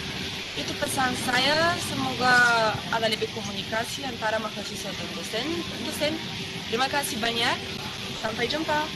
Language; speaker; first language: Indonesian; non-native, learner; Bulgarian